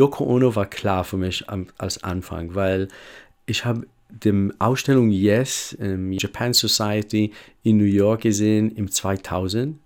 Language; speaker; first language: German; non-native, fluent; Hebrew